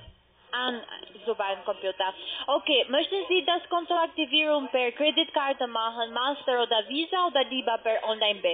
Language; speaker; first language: German; non-native, learner; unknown